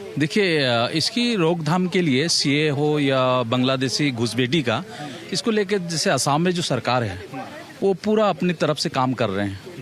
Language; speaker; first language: Hindi; non-native, local second language; Assamese